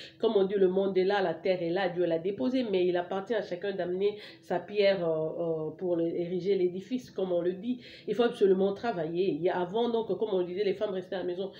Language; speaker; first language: French; non-native, local second language; Lingala